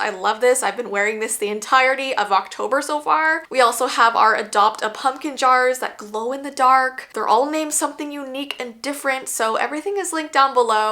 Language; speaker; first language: English; native; English